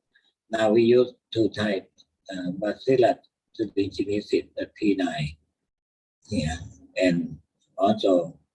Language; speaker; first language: English; non-native, learner; Thai